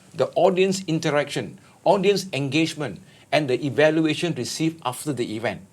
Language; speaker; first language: English; non-native, local second language; Malay